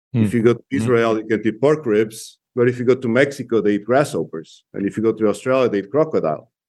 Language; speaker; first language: English; non-native, fluent; Portuguese